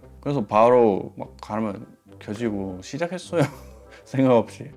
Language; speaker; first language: Korean; non-native, fluent; English